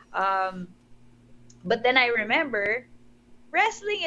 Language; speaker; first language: English; non-native, local second language; Filipino